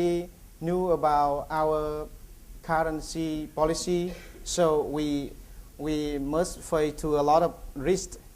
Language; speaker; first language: English; non-native, learner; Vietnamese